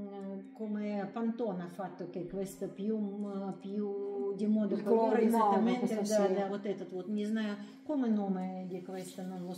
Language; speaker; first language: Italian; non-native, learner; Russian